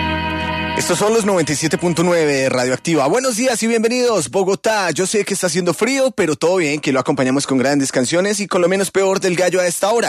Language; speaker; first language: Spanish; native; Spanish